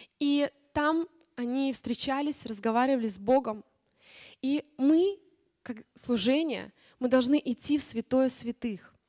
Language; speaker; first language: Russian; native; Russian